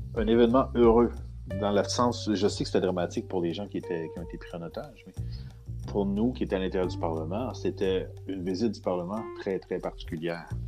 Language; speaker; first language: French; native; French